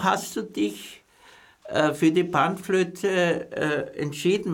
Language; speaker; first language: German; native; German